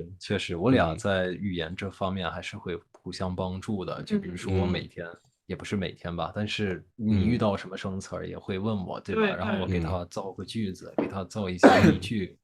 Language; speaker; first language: Chinese; non-native, fluent; English